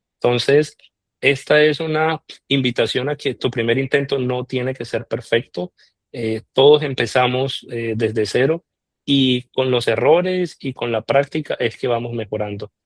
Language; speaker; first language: Spanish; native; Spanish